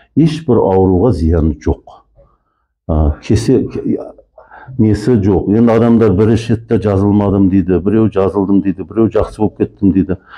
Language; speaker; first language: Kazakh; early bilingual, heritage; Kazakh